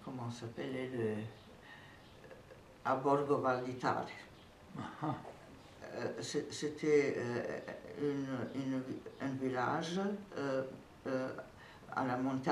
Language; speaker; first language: French; non-native, fluent; Serbian